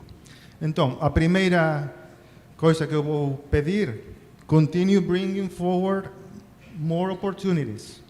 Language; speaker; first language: Portuguese; non-native, fluent; Spanish